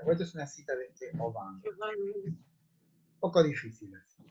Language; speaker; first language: Spanish; native; Spanish